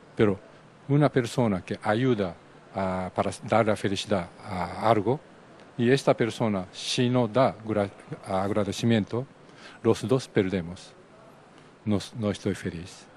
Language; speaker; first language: Spanish; non-native, learner; Japanese